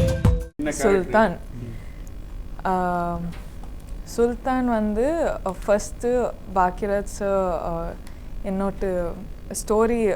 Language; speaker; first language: Tamil; non-native, learner; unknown